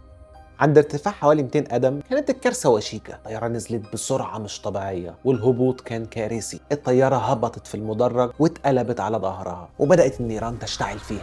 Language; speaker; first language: Arabic; native; Arabic